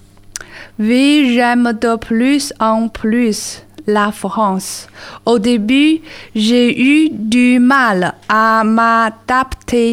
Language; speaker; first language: French; non-native, learner; Chinese